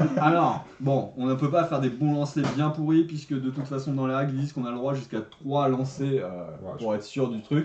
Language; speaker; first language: French; native; French